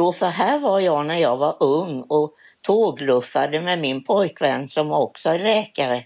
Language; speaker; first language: Swedish; native; Swedish